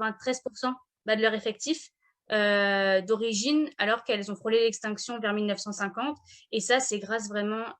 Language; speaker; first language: French; native; French